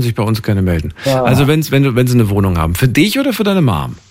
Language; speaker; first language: German; native; German